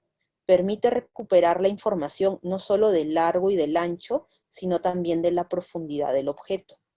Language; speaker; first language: Spanish; native; Spanish